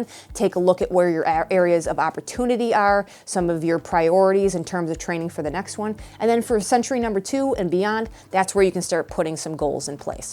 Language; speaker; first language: English; native; English